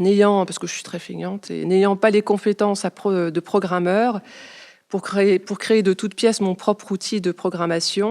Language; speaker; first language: French; native; French